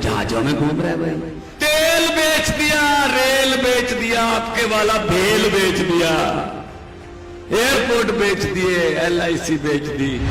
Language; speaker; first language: Hindi; non-native, local second language; Punjabi